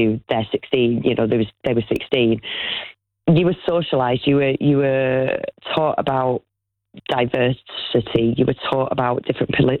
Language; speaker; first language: English; native; English